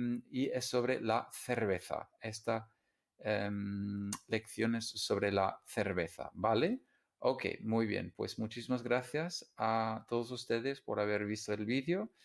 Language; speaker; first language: Spanish; non-native, fluent; English